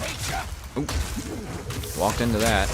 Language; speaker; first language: English; native; English